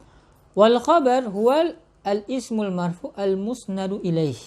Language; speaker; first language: Arabic; non-native, fluent; Indonesian